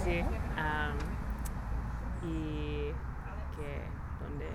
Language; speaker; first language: Spanish; non-native, learner; English